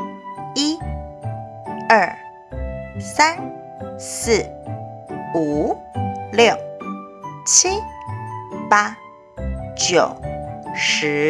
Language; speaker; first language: Chinese; native; Chinese